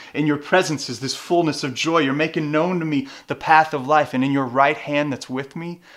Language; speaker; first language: English; native; English